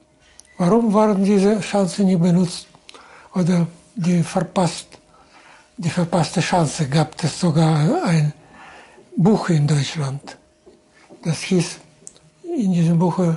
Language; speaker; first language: German; non-native, fluent; Russian